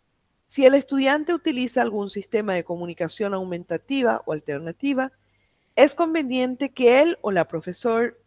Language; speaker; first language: Spanish; native; Spanish